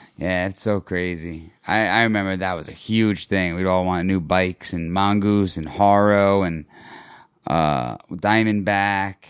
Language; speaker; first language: English; native; English